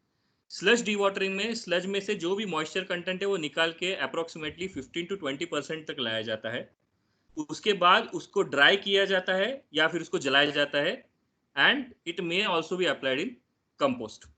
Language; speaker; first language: Hindi; non-native, local second language; Marathi